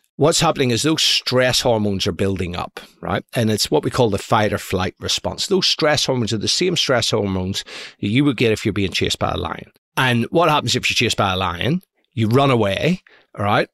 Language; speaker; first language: English; native; English